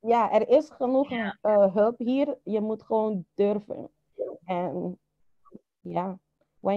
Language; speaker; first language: Dutch; non-native, local second language; Papiamento